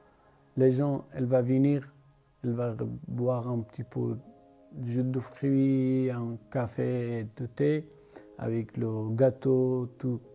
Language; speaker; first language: French; non-native, learner; Persian